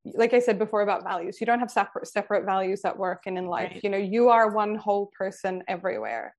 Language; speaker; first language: English; non-native, fluent; Swedish